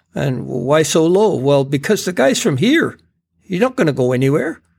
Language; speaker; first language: English; native; English